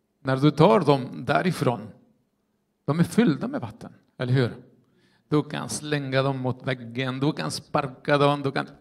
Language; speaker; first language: Swedish; non-native, fluent; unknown